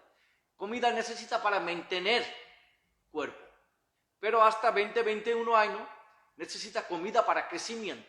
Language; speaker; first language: Spanish; non-native, learner; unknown